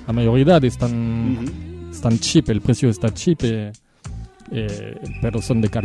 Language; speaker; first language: Spanish; non-native, fluent; French